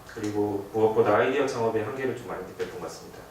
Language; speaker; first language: Korean; native; Korean